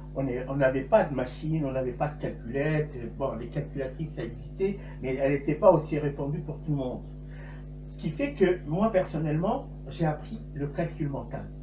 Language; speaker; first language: French; non-native, local second language; Arabic